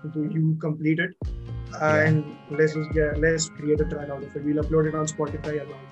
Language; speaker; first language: English; non-native, local second language; Hindi